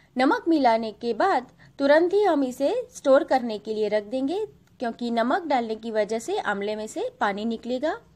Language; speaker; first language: Hindi; non-native, local second language; Gujarati